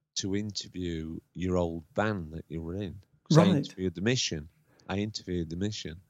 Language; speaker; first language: English; native; English